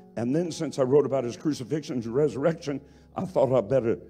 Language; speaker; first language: English; native; English